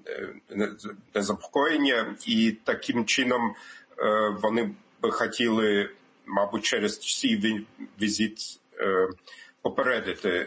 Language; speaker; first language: Ukrainian; non-native, fluent; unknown